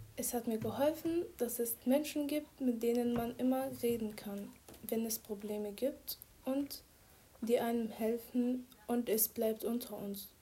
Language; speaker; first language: German; non-native, fluent; Arabic